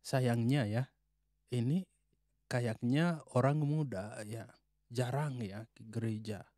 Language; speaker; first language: Indonesian; non-native, fluent; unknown